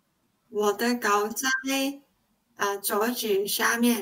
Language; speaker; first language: Chinese; non-native, learner; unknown